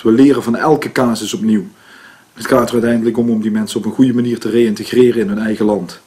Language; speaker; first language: Dutch; native; Dutch